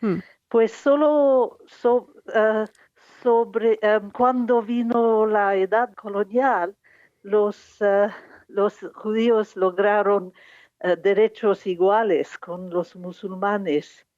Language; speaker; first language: Spanish; non-native, fluent; English